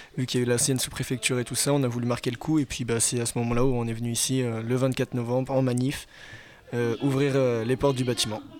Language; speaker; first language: French; native; French